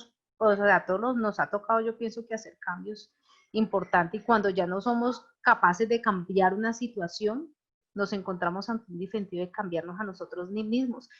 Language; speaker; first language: Spanish; native; Spanish